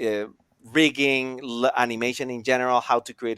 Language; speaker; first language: English; non-native, fluent; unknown